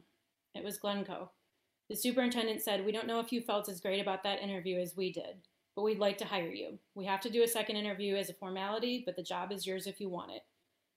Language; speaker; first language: English; native; English